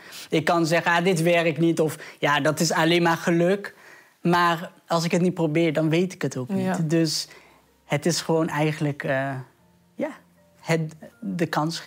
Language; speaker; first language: Dutch; early bilingual, other home language; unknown